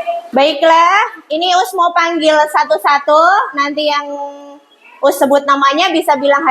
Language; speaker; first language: Indonesian; native; Indonesian